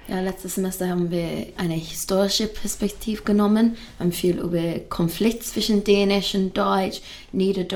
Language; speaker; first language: German; non-native, fluent; English